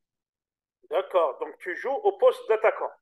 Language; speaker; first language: French; native; French